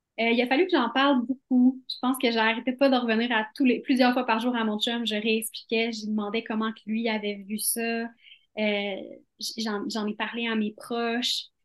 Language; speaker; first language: French; native; French